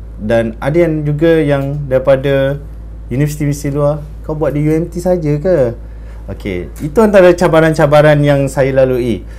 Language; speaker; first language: Malay; native; Malay